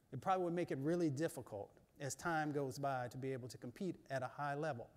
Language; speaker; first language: English; native; English